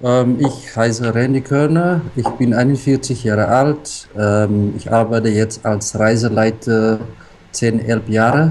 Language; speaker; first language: German; non-native, local second language; Afrikaans